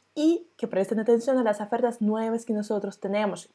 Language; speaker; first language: Spanish; non-native, fluent; Russian